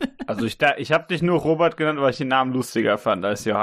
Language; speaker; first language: German; native; German